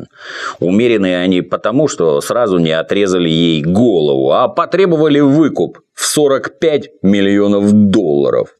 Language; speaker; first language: Russian; native; Russian